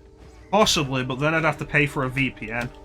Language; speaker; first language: English; native; English